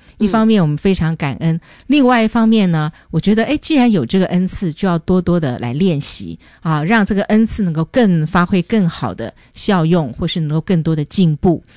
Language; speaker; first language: Chinese; native; Chinese